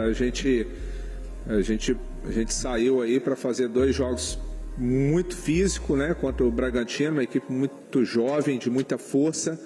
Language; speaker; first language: Portuguese; native; Portuguese